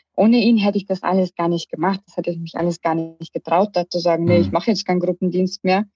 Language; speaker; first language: German; early bilingual, other home language; Russian